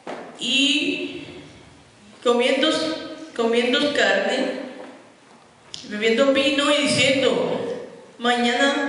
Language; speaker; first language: Spanish; native; Spanish